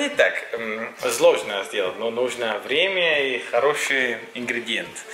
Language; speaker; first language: Russian; non-native, learner; Italian